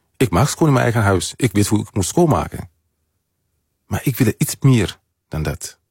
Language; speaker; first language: Dutch; non-native, fluent; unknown